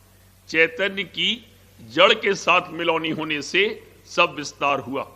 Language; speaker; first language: Hindi; native; Hindi